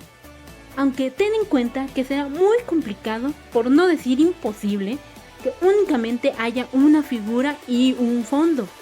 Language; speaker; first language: Spanish; native; Spanish